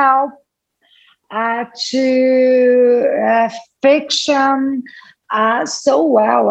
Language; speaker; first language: English; non-native, fluent; Portuguese